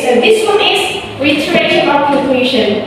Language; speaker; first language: English; non-native, fluent; Indonesian